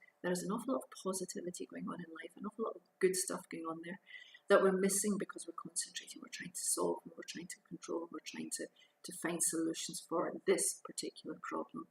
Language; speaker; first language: English; native; English